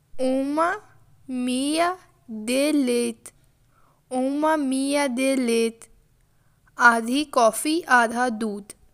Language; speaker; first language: Portuguese; non-native, learner; Urdu